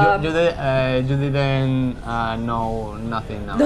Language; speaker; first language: English; non-native, learner; Spanish